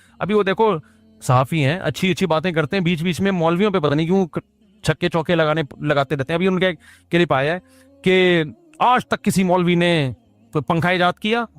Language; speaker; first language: Urdu; native; Urdu